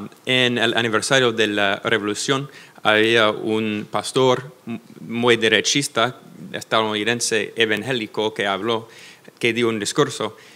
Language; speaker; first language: Spanish; non-native, fluent; English